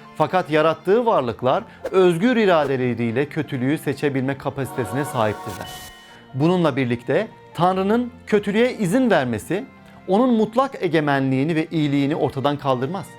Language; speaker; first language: Turkish; native; Turkish